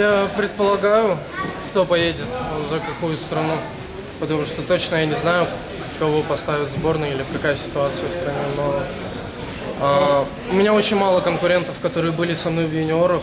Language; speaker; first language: Russian; native; Russian